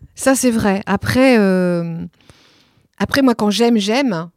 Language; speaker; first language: French; early bilingual, other home language; Italian